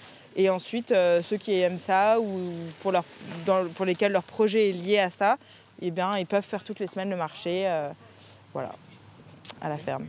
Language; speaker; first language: French; native; French